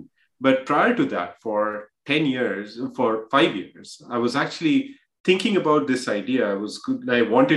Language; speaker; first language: English; non-native, local second language; Hindi